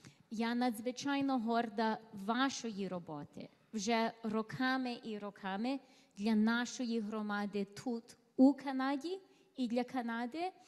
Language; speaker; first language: Ukrainian; early bilingual, heritage; Ukrainian